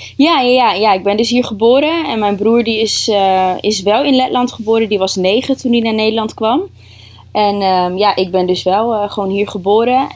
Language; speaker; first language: Dutch; early bilingual, other home language; Russian